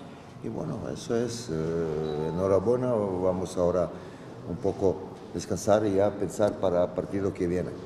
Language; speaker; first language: Spanish; non-native, fluent; Croatian